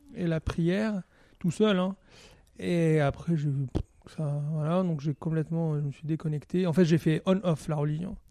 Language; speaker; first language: French; non-native, local second language; Arabic